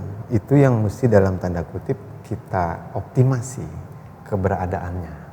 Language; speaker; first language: Indonesian; native; Indonesian